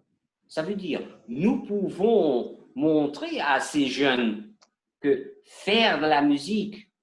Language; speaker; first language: French; non-native, learner; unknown